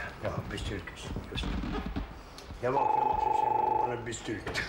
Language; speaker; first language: Swedish; native; Swedish